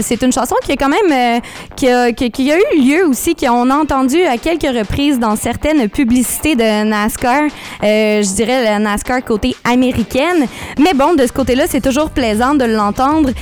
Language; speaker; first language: French; native; French